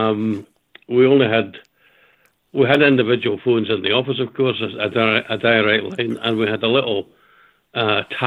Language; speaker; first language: English; native; English